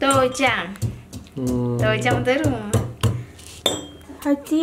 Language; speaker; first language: Turkish; non-native, learner; Indonesian